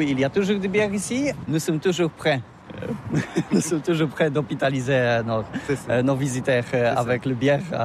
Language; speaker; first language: French; non-native, learner; Polish